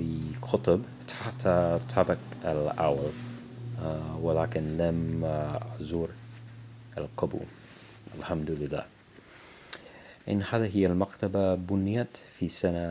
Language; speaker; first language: Arabic; non-native, learner; English